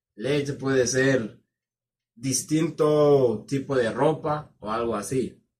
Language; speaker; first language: Spanish; non-native, fluent; Swahili